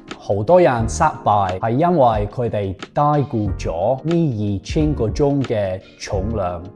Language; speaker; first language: Cantonese; non-native, fluent; English